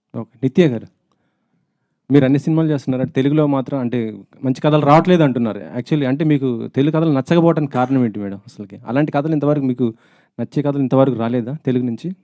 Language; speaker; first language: Telugu; native; Telugu